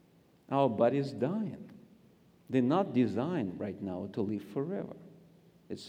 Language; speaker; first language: English; non-native, fluent; Russian